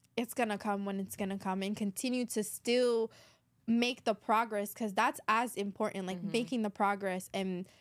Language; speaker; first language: English; native; English